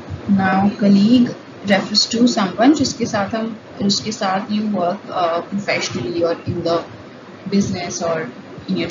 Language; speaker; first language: English; non-native, local second language; Hindi